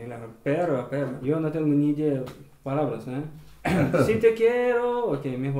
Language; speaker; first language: Spanish; non-native, learner; Russian